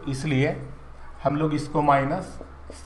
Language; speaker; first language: Hindi; native; Hindi